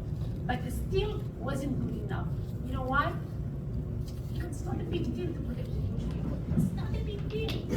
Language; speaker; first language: English; non-native, local second language; Hebrew